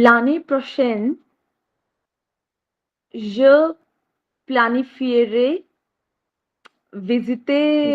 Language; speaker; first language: French; non-native, learner; Hindi